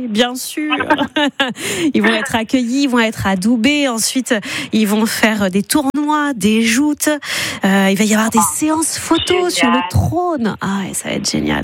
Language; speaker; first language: French; native; French